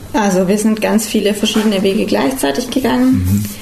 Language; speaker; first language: German; native; German